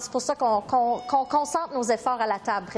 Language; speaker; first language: French; native; French